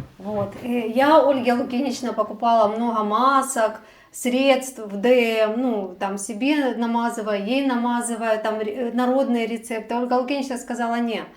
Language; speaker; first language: Russian; native; Russian